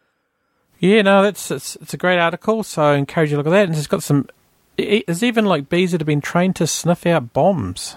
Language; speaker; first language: English; native; English